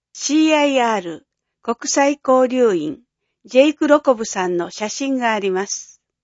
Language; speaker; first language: Japanese; native; Japanese